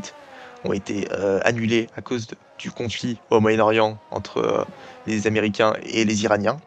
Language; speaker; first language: French; native; French